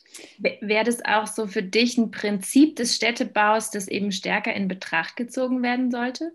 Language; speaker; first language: German; native; German